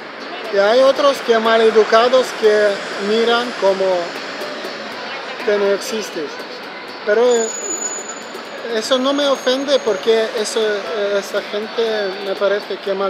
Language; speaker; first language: Spanish; non-native, learner; Ukrainian